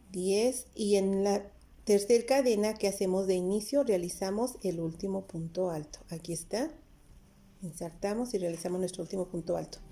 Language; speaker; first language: Spanish; native; Spanish